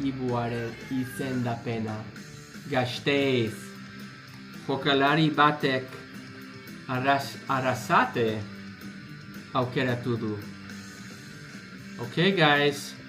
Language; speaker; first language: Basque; non-native, learner; English